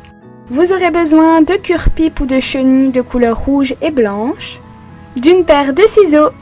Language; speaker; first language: French; native; French